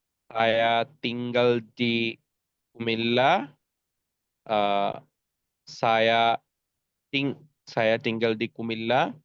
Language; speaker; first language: Indonesian; non-native, learner; Bangla